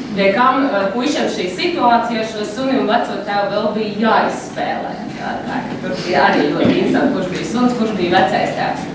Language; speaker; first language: Latvian; native; Latvian